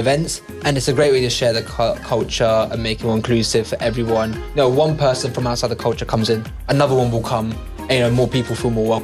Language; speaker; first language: English; native; English